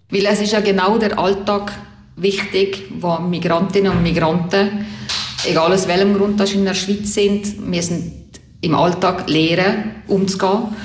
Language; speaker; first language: German; native; German